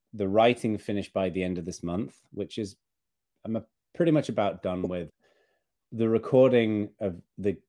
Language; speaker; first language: English; native; English